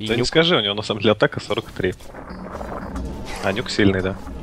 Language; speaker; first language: Russian; native; Russian